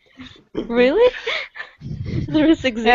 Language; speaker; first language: English; non-native, learner; Russian